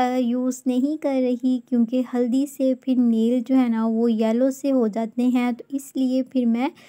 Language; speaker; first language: Urdu; native; Urdu